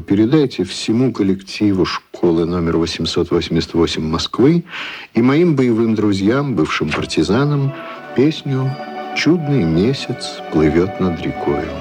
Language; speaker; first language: Russian; native; Russian